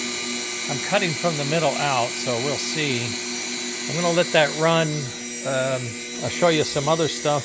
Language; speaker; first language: English; native; English